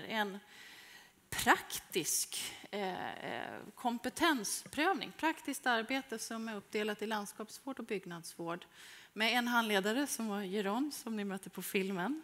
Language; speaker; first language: Swedish; native; Swedish